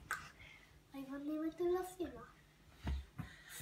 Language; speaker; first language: German; non-native, learner; Hungarian